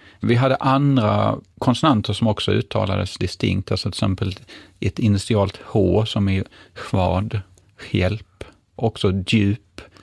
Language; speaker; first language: Swedish; native; Swedish